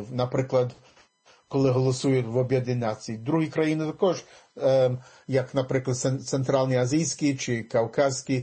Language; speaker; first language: Ukrainian; early bilingual, heritage; English